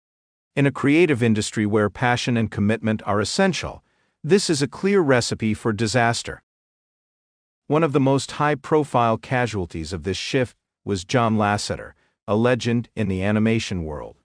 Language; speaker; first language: English; native; English